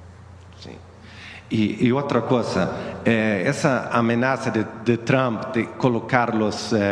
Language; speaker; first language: Spanish; non-native, fluent; Swedish